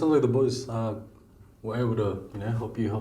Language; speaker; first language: English; native; English